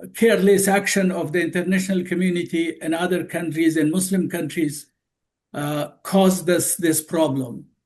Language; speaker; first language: English; non-native, fluent; Persian